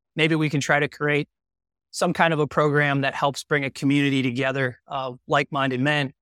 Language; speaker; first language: English; native; English